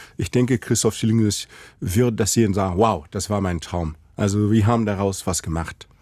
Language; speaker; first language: German; non-native, fluent; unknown